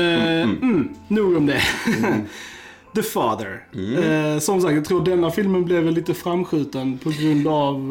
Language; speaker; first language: Swedish; native; Swedish